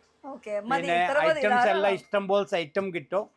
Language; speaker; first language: Malayalam; non-native, local second language; Hindi